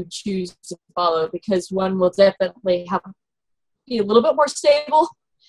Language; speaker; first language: English; native; English